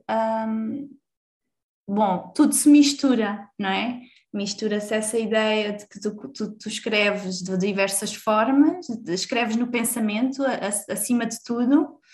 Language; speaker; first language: Portuguese; native; Portuguese